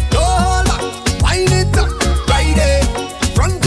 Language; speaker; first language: English; non-native, fluent; German